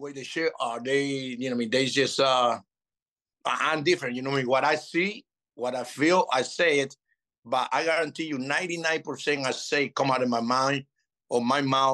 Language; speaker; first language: English; non-native, fluent; Spanish